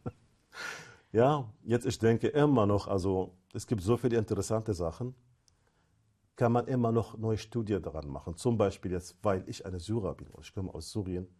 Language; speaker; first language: German; non-native, fluent; Arabic